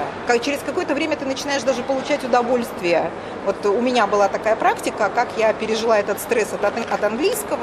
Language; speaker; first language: Russian; native; Russian